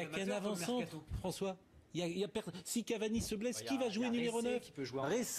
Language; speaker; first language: French; native; French